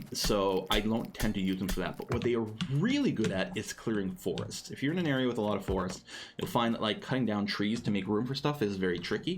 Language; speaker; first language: English; native; English